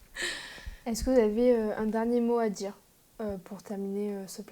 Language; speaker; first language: French; native; French